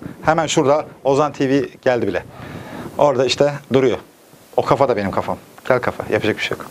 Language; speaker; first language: Turkish; native; Turkish